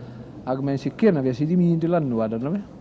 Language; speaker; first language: Welsh; native; Welsh